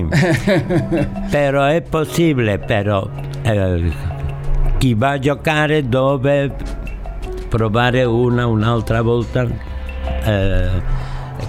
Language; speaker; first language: Italian; non-native, learner; Catalan